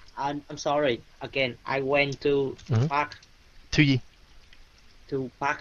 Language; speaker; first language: English; non-native, learner; Vietnamese